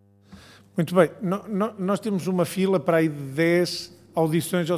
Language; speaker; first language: Portuguese; native; Portuguese